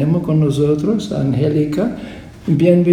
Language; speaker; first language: Spanish; non-native, fluent; English